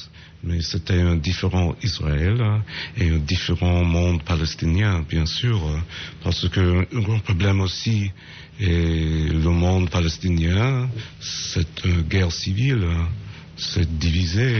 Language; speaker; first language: French; non-native, fluent; English